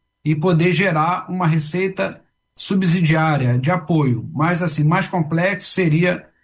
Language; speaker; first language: Portuguese; native; Portuguese